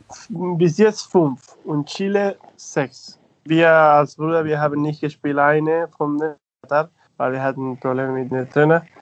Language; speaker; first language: German; non-native, fluent; Spanish